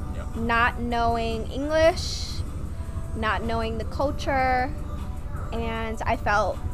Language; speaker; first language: English; non-native, fluent; Vietnamese